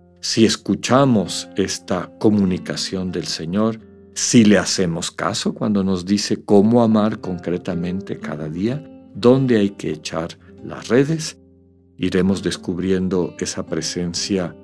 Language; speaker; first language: Spanish; native; Spanish